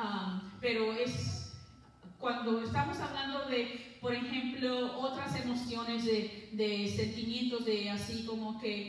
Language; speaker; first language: Spanish; early bilingual, heritage; Spanish